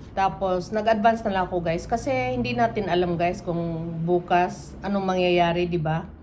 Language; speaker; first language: Filipino; native; Filipino